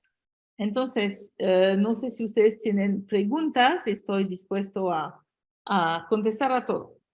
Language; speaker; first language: Spanish; non-native, fluent; French